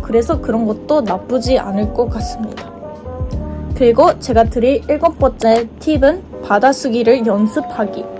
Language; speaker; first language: Korean; non-native, fluent; Japanese